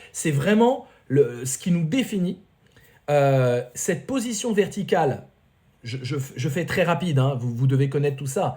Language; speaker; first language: French; native; French